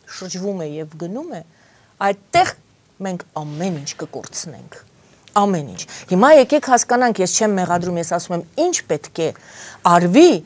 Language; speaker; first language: Armenian; native; Armenian